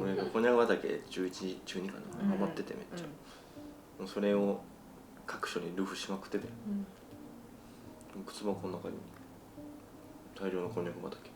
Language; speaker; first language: Japanese; native; Japanese